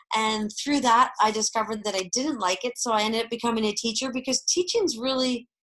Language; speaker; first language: English; native; English